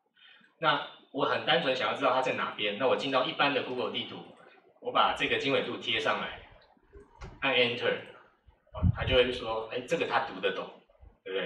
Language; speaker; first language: Chinese; native; Chinese